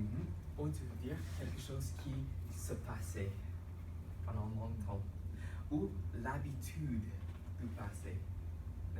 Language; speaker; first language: French; non-native, fluent; English